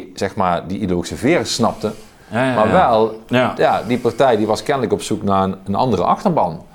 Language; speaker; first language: Dutch; native; Dutch